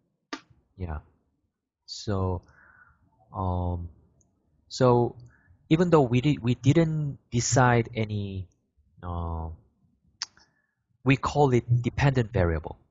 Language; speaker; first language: English; non-native, learner; Korean